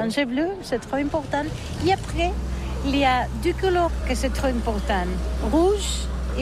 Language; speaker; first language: French; non-native, learner; Catalan